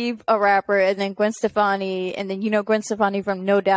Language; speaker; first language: English; native; English